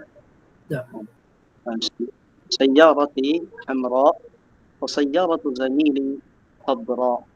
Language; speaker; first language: Arabic; non-native, learner; Filipino